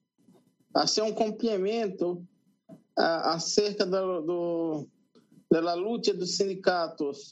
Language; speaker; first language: Portuguese; non-native, learner; Spanish